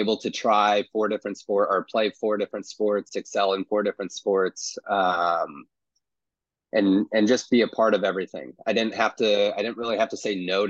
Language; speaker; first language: English; native; English